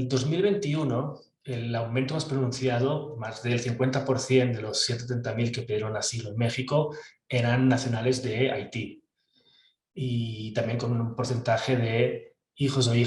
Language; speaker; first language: Spanish; native; Spanish